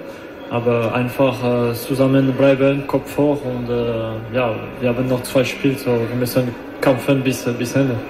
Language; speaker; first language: German; non-native, fluent; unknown